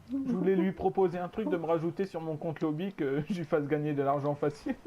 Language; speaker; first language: French; native; French